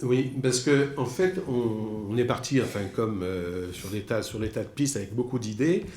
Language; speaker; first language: French; native; French